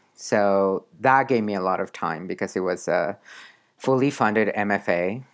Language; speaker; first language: English; non-native, fluent; Spanish